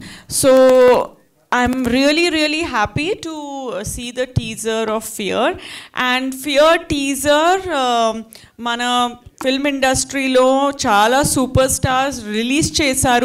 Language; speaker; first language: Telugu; non-native, fluent; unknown